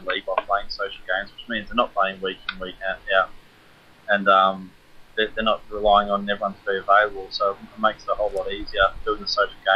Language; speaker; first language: English; native; English